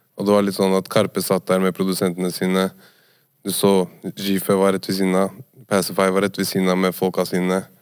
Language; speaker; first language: Norwegian; native; Norwegian